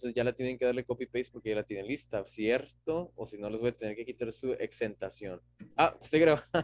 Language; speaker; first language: Spanish; native; Spanish